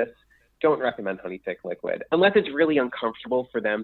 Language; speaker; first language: English; native; English